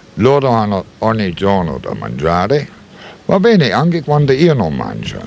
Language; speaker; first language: Italian; non-native, learner; German